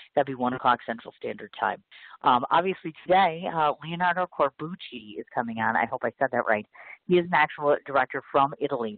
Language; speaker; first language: English; native; English